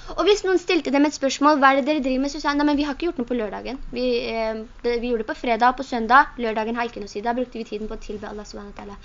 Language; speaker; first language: Norwegian; early bilingual, other home language; Urdu